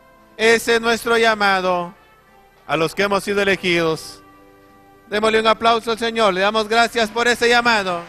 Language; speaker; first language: Spanish; native; Spanish